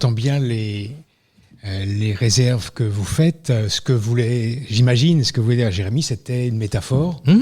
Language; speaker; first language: French; native; French